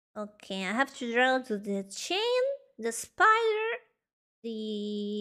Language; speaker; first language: English; non-native, learner; Spanish